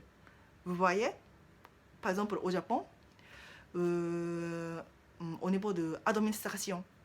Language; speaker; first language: French; non-native, learner; Japanese